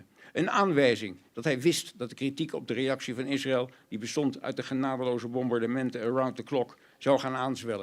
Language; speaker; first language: Dutch; native; Dutch